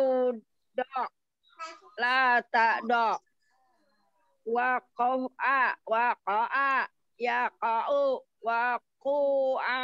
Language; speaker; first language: Arabic; non-native, learner; Indonesian